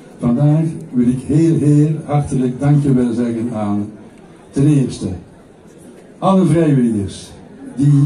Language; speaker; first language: Dutch; non-native, local second language; French